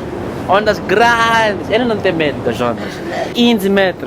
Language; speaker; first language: Portuguese; non-native, local second language; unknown